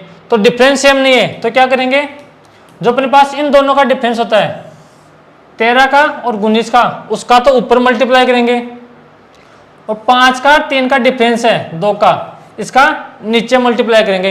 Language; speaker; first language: Hindi; native; Hindi